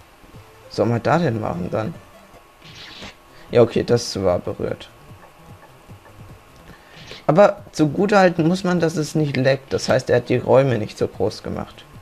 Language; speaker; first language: German; native; German